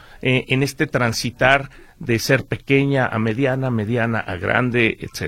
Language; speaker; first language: Spanish; native; Spanish